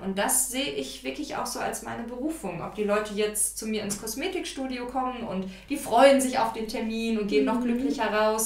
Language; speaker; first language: German; native; German